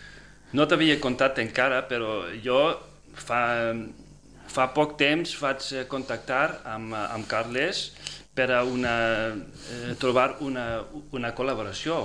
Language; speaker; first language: Catalan; non-native, fluent; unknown